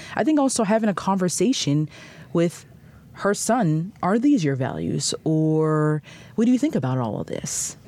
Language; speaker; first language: English; native; English